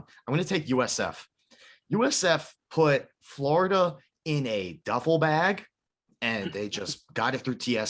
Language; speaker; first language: English; native; English